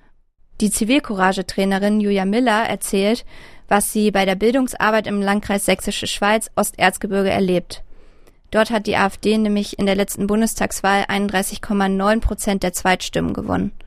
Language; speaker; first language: German; native; German